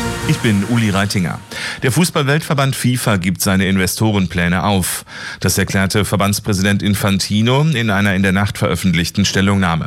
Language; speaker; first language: German; native; German